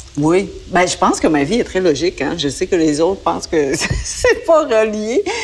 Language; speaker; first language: French; early bilingual, other home language; Vietnamese